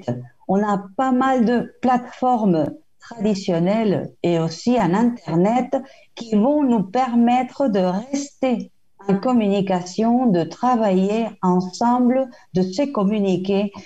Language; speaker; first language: French; non-native, fluent; Spanish